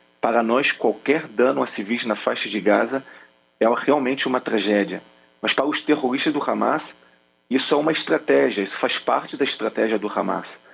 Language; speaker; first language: Portuguese; native; Portuguese